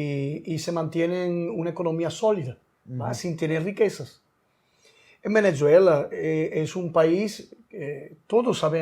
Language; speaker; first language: Portuguese; non-native, learner; Spanish